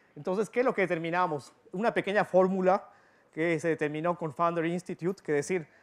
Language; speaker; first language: Spanish; early bilingual, other home language; English